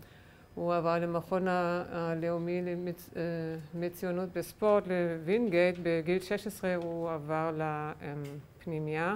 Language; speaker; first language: Hebrew; non-native, fluent; German